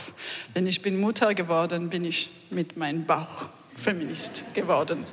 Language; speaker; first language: German; non-native, learner; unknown